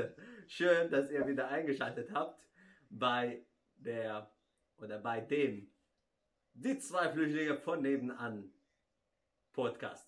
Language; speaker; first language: German; non-native, fluent; Arabic